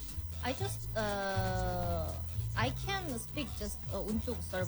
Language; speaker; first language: English; non-native, learner; Korean